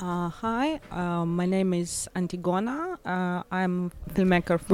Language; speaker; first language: English; non-native, learner; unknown